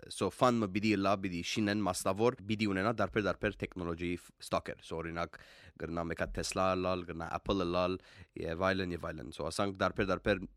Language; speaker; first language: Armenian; early bilingual, heritage; Armenian